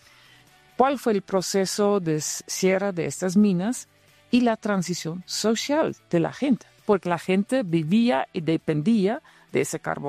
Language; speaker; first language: Spanish; non-native, fluent; Dutch